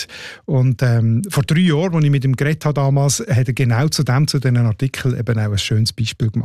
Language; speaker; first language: German; native; German